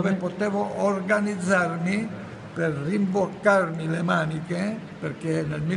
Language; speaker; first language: Italian; non-native, fluent; Ladino